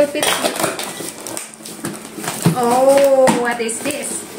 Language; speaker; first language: English; non-native, local second language; Filipino